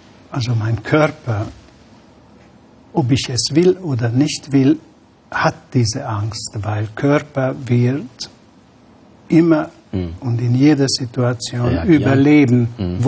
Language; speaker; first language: German; non-native, fluent; Hungarian